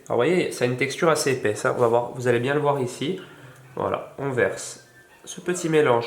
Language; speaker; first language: French; native; French